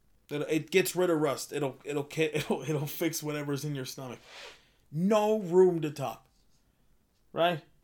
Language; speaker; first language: English; early bilingual, other home language; Spanish